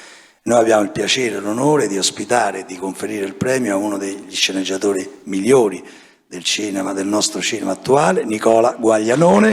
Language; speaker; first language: Italian; native; Italian